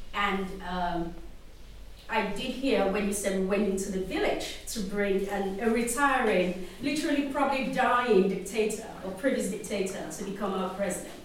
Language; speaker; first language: English; non-native, local second language; Yoruba